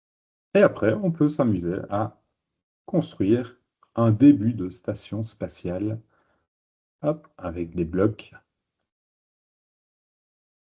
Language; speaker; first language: French; native; French